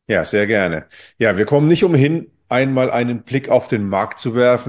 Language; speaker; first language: German; native; German